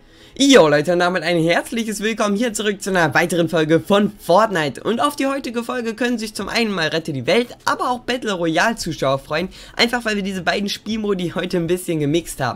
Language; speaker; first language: German; native; German